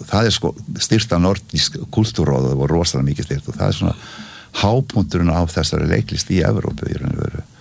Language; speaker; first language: Icelandic; early bilingual, heritage; Icelandic